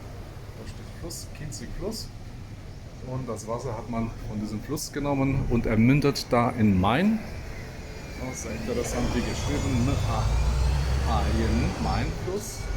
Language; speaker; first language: German; non-native, fluent; Polish